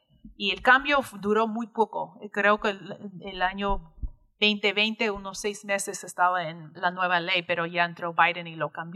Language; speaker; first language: Spanish; early bilingual, heritage; English